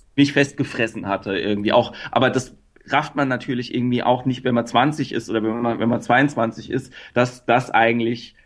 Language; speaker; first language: German; native; German